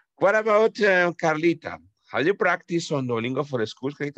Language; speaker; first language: English; non-native, fluent; Spanish